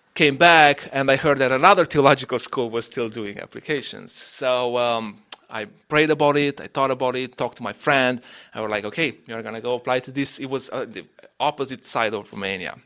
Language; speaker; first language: English; non-native, fluent; Romanian